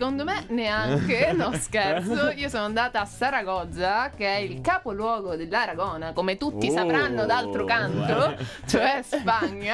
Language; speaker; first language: Italian; native; Italian